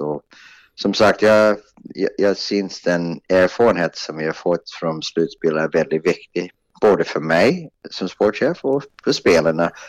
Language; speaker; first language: Norwegian; non-native, fluent; Swedish